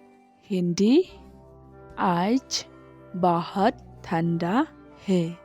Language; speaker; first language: Hindi; non-native, local second language; Khasi